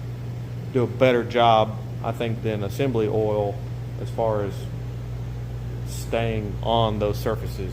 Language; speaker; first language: English; native; English